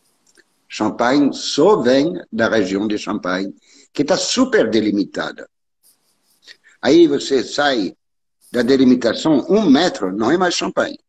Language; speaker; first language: Portuguese; non-native, learner; French